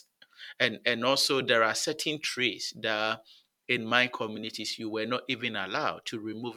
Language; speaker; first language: English; non-native, local second language; Akan